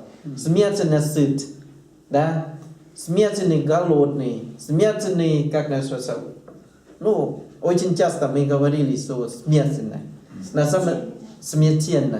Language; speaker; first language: Russian; non-native, learner; Thai